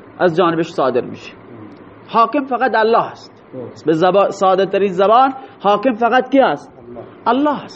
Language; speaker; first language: Persian; non-native, local second language; Baluchi